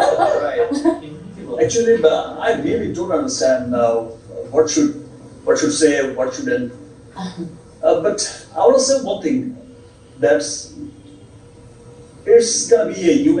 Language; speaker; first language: English; non-native, local second language; Bangla